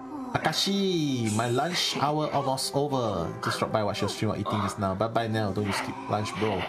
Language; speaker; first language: English; non-native, local second language; Chinese